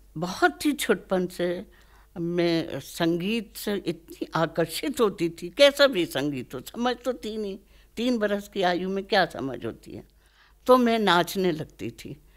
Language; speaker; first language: Hindi; native; Hindi